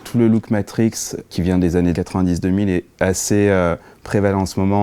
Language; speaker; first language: French; native; French